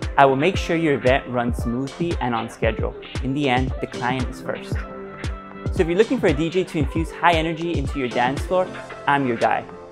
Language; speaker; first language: English; early bilingual, other home language; Spanish